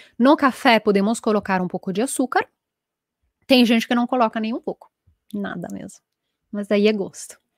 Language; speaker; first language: Portuguese; non-native, fluent; Italian